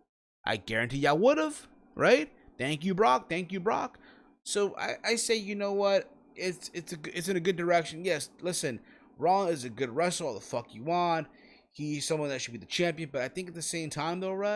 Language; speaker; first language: English; native; English